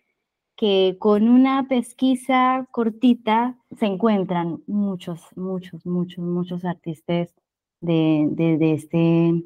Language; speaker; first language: Spanish; native; Spanish